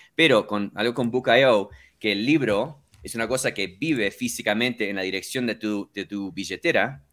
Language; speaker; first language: Spanish; early bilingual, heritage; Spanish